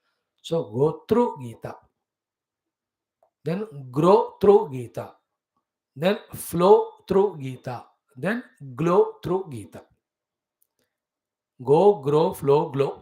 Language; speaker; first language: English; non-native, local second language; Hindi